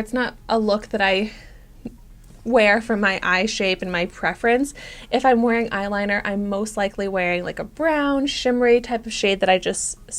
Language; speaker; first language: English; native; English